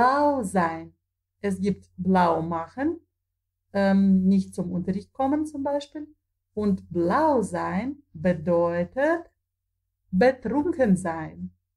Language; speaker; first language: German; non-native, fluent; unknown